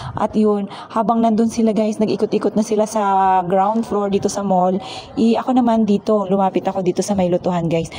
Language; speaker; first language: Filipino; native; Filipino